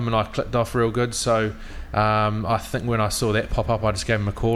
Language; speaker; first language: English; native; English